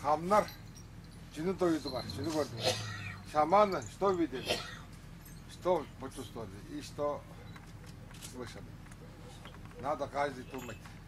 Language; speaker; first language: Russian; non-native, local second language; Tuvinian